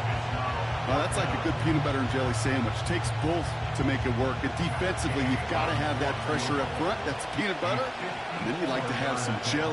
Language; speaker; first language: English; native; English